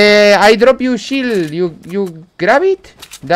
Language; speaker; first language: English; non-native, learner; Spanish